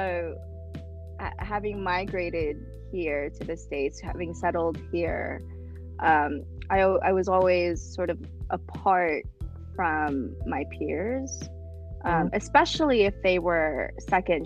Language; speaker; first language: English; early bilingual, other home language; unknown